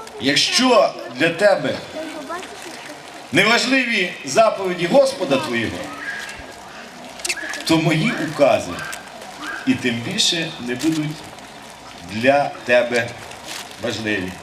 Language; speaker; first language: Ukrainian; native; Ukrainian